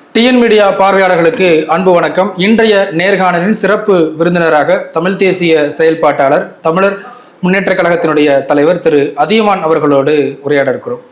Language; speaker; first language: Tamil; native; Tamil